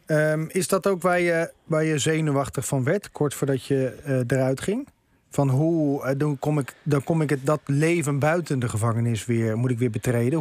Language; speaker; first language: Dutch; native; Dutch